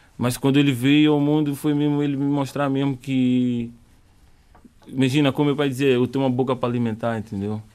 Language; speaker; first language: Portuguese; native; Portuguese